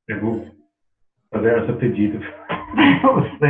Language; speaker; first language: Portuguese; non-native, learner; English